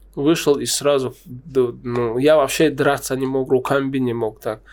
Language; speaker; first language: Russian; non-native, local second language; Tajik